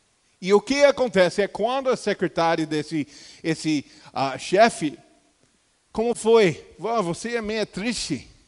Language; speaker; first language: Portuguese; non-native, fluent; English